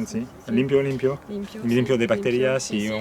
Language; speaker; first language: Spanish; non-native, fluent; French